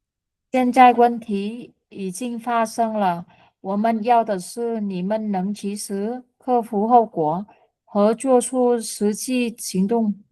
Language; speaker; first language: Chinese; non-native, learner; Vietnamese